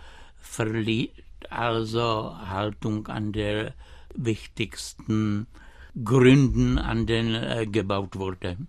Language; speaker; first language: German; non-native, fluent; Czech